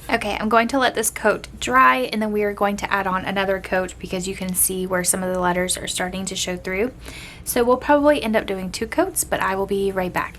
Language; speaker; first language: English; native; English